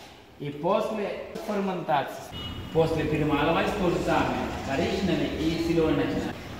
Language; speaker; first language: Russian; non-native, learner; Sinhala